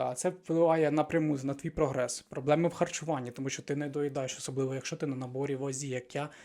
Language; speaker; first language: Ukrainian; non-native, local second language; Russian